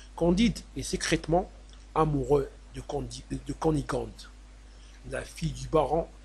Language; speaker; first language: French; non-native, local second language; Arabic